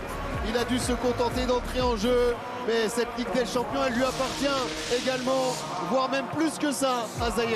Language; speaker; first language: French; native; French